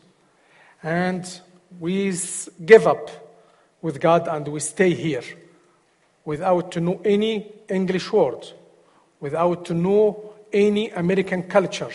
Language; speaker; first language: English; non-native, learner; Arabic